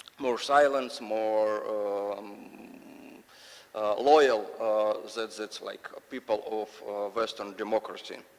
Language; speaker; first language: English; non-native, learner; Russian